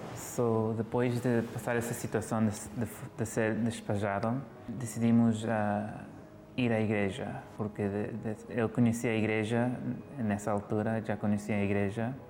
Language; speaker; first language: Portuguese; early bilingual, heritage; Portuguese